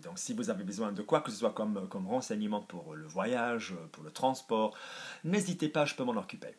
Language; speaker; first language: French; non-native, fluent; English